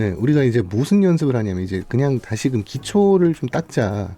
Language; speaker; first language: Korean; native; Korean